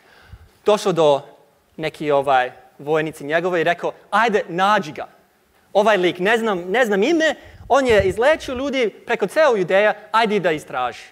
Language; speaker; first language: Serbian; non-native, learner; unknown